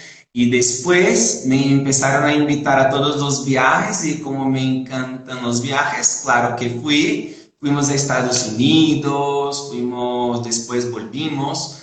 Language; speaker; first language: Spanish; non-native, fluent; Portuguese